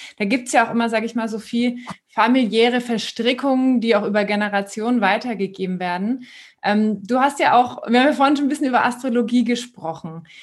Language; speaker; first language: German; native; German